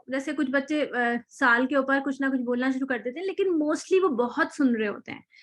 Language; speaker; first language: Urdu; native; Urdu